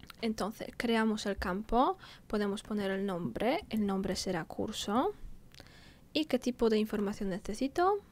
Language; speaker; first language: Spanish; non-native, fluent; Polish